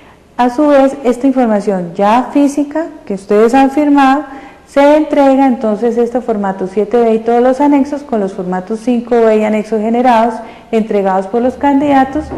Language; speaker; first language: Spanish; native; Spanish